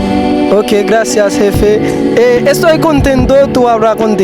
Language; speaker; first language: Spanish; non-native, learner; Haitian Creole